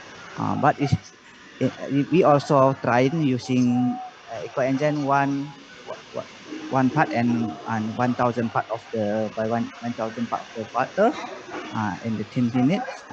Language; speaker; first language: English; non-native, learner; Indonesian